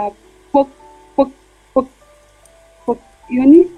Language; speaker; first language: Korean; non-native, learner; Chinese